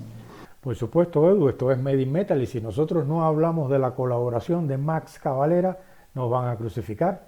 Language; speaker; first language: Spanish; native; Spanish